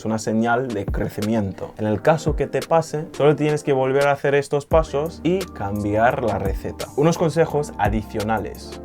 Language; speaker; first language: Spanish; non-native, fluent; English